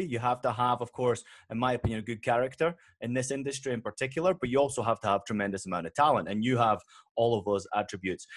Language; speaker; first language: English; native; English